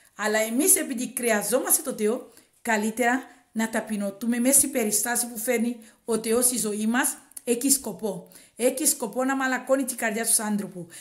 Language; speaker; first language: Greek; non-native, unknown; Swahili